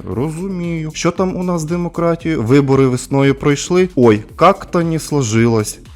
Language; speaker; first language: Ukrainian; non-native, local second language; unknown